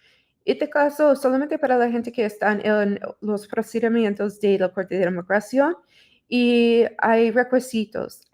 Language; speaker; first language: Spanish; non-native, learner; English